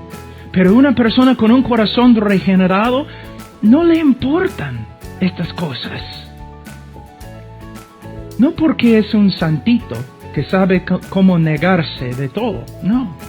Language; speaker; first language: Spanish; non-native, fluent; English